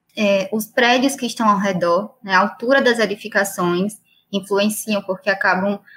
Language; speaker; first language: Portuguese; native; Portuguese